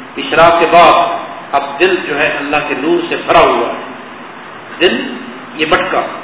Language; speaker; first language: Urdu; non-native, local second language; Saraiki